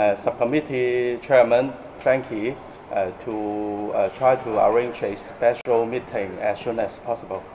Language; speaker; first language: English; non-native, local second language; Cantonese